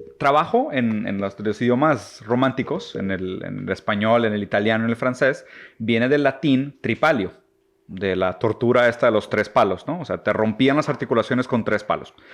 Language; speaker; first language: Spanish; native; Spanish